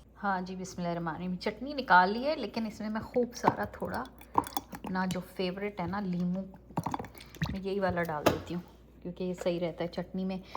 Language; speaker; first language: Urdu; native; Urdu